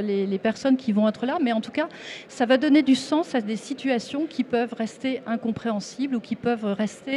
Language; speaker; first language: French; native; French